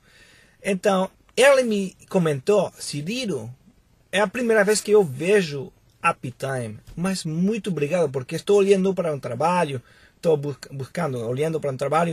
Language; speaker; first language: Portuguese; non-native, fluent; Spanish